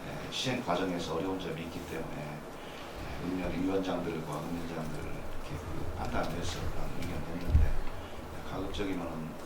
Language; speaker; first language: Korean; native; Korean